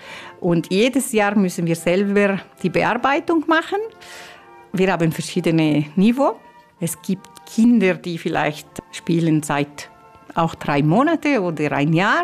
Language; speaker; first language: German; non-native, fluent; Italian